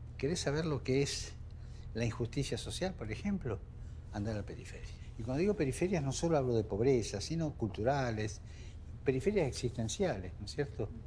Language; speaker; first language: Spanish; native; Spanish